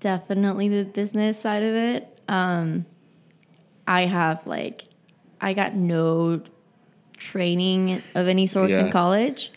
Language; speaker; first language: English; early bilingual, other home language; Spanish